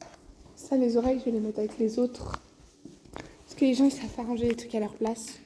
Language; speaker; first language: French; native; French